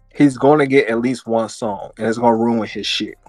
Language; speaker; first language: English; native; English